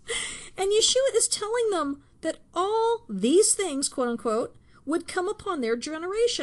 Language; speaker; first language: English; native; English